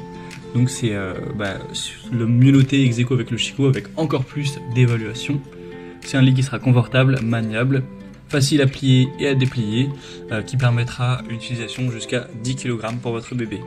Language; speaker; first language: French; native; French